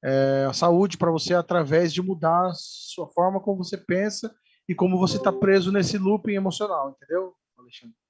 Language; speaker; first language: Portuguese; native; Portuguese